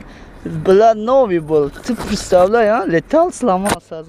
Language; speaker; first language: Russian; non-native, learner; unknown